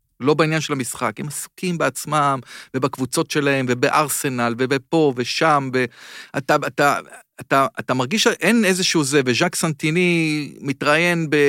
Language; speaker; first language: Hebrew; native; Hebrew